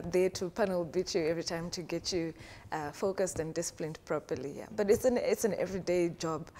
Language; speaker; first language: English; non-native, local second language; Shona